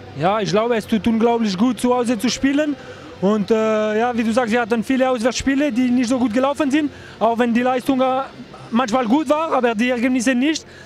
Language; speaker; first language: German; non-native, local second language; French